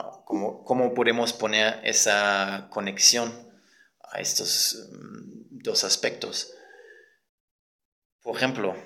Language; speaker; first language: Spanish; non-native, fluent; German